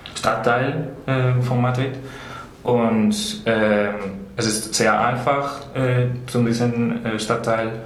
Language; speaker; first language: German; non-native, learner; Spanish